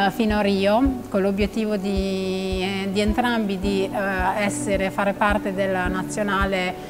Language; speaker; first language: Italian; non-native, fluent; Albanian